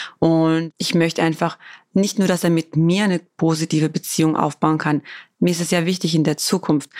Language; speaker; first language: German; early bilingual, other home language; Albanian